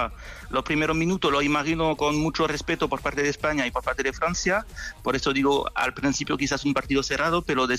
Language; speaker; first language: Spanish; non-native, fluent; French